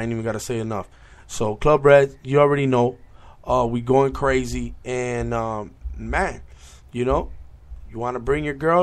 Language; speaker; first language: English; native; English